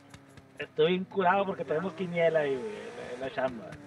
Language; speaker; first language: Spanish; native; Spanish